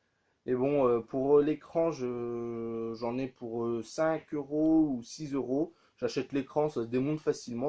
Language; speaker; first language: French; native; French